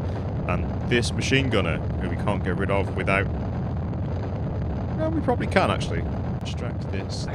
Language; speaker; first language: English; native; English